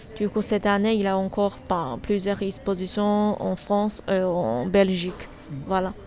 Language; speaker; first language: French; non-native, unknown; Chinese